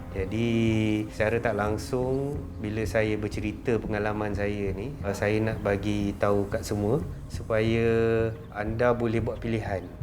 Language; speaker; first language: Malay; native; Malay